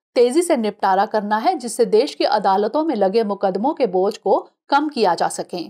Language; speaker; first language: Hindi; native; Hindi